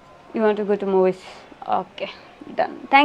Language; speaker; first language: Telugu; native; Telugu